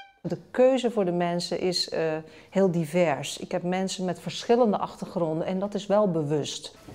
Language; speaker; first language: Dutch; non-native, local second language; Papiamento